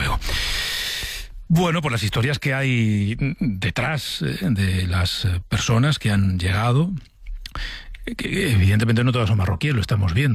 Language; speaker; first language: Spanish; native; Spanish